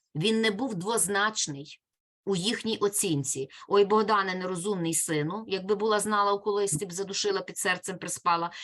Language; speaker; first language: Ukrainian; native; Ukrainian